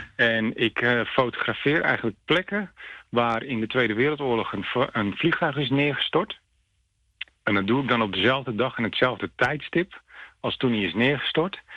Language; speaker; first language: Dutch; native; Dutch